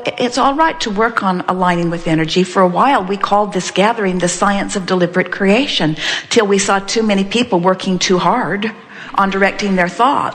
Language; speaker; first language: English; native; English